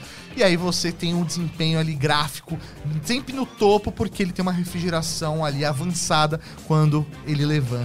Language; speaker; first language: Portuguese; native; Portuguese